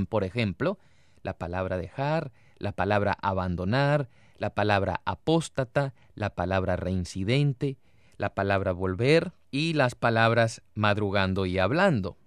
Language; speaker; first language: Spanish; native; Spanish